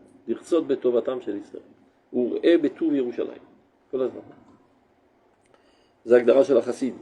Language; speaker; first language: Hebrew; non-native, fluent; French